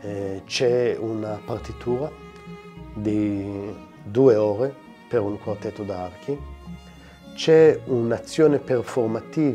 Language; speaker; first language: Italian; non-native, fluent; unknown